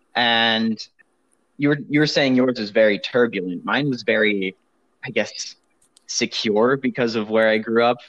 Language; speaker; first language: English; native; English